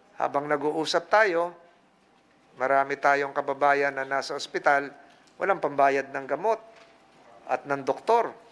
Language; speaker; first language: Filipino; native; Filipino